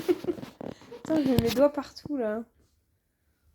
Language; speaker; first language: French; native; French